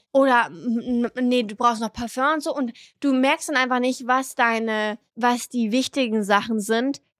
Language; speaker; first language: German; early bilingual, other home language; French